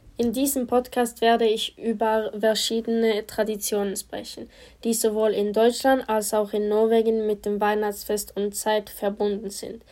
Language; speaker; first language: German; non-native, learner; Polish